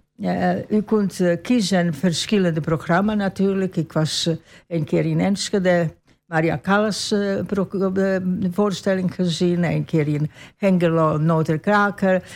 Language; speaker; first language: Dutch; non-native, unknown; Croatian